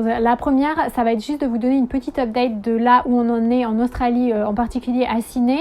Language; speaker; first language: French; native; French